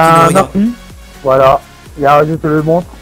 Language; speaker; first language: French; native; French